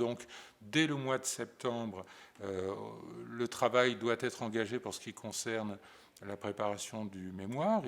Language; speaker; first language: French; native; French